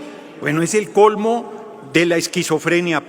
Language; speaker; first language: Spanish; native; Spanish